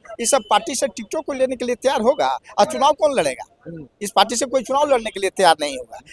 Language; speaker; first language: Hindi; native; Hindi